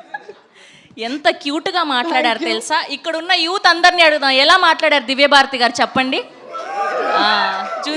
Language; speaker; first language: Telugu; native; Telugu